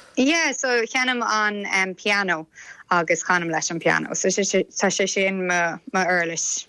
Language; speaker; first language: Irish; non-native, local second language; English